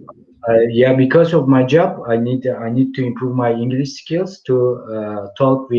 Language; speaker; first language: English; non-native, fluent; Turkish